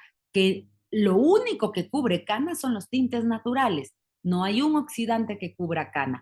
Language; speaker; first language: Spanish; native; Spanish